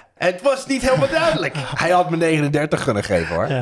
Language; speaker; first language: Dutch; non-native, fluent; English